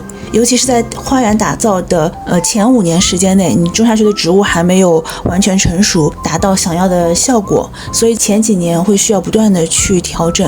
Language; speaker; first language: Chinese; native; Chinese